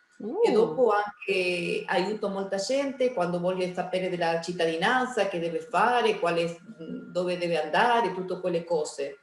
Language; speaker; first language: Italian; early bilingual, heritage; Spanish